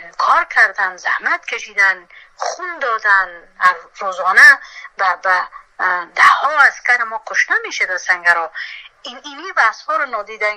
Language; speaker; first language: Persian; native; Persian